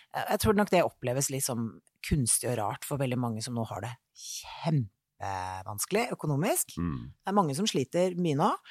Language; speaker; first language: Norwegian; native; Norwegian